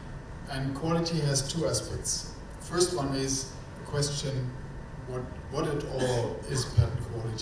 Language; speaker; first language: English; non-native, fluent; German